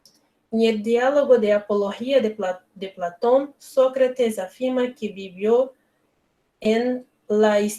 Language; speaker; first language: Spanish; non-native, learner; Portuguese